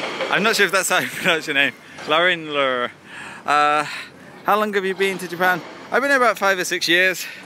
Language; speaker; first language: English; native; English